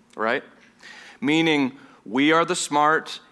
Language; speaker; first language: English; non-native, fluent; German